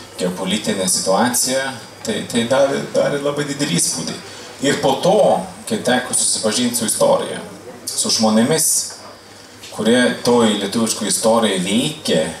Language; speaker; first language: Lithuanian; non-native, fluent; Swedish